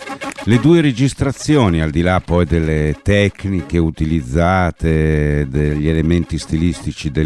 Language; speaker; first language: Italian; native; Italian